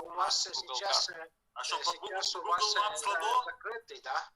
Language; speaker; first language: Russian; non-native, fluent; Estonian